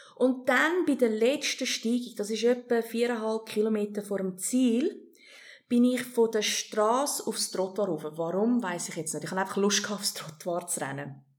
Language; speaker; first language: German; early bilingual, heritage; German